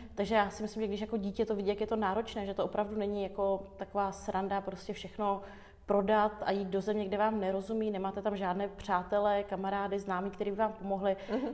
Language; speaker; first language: Czech; early bilingual, other home language; Armenian